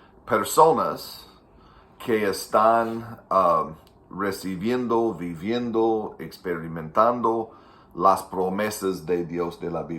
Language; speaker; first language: Spanish; non-native, fluent; English